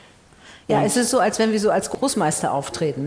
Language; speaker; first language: German; native; German